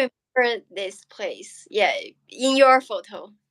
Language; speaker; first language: English; non-native, learner; Chinese